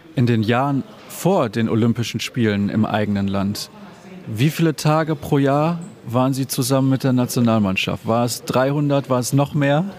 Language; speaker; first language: German; native; German